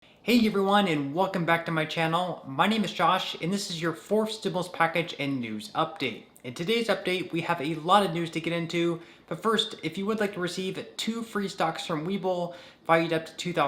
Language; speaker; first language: English; native; English